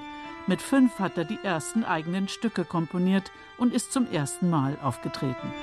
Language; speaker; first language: German; native; German